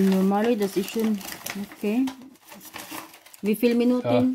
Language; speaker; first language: German; non-native, learner; Filipino